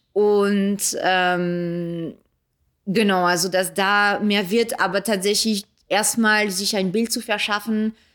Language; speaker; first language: German; early bilingual, other home language; French